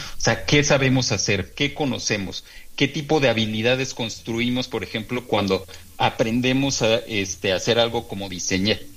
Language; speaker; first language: Spanish; native; Spanish